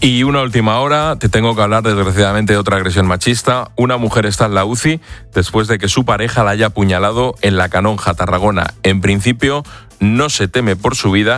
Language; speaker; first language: Spanish; native; Spanish